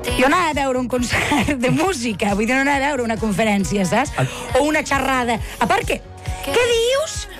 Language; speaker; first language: Catalan; native; Catalan